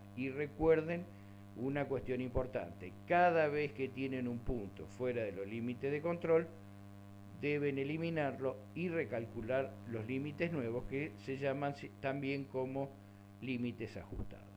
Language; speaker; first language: Spanish; native; Spanish